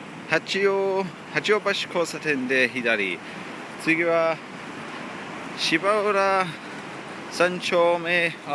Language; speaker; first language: Japanese; non-native, learner; English